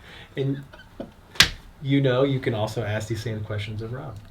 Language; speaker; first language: English; native; English